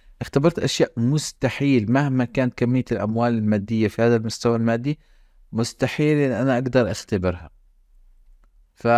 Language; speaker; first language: Arabic; native; Arabic